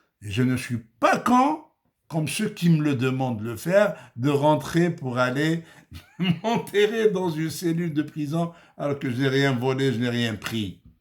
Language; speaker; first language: French; non-native, local second language; Arabic